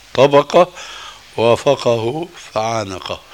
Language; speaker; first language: Arabic; early bilingual, other home language; Albanian